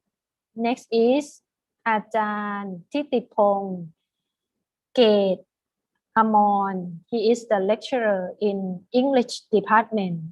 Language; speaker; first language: English; non-native, fluent; Thai